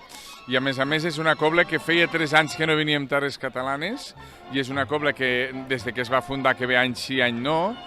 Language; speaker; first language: Catalan; native; Catalan